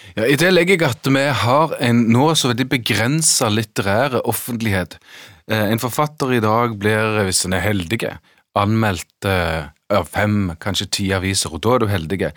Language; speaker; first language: Norwegian; native; Norwegian